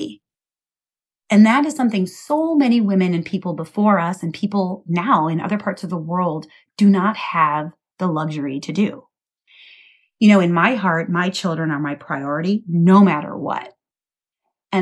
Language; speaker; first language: English; native; English